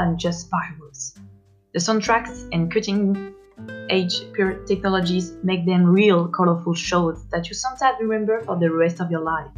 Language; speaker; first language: English; non-native, fluent; French